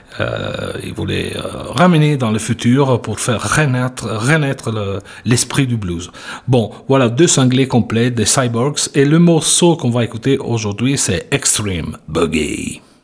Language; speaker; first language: French; non-native, fluent; Italian